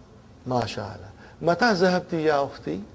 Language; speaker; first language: Arabic; non-native, fluent; Bangla